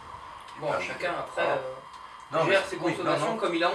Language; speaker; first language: French; native; French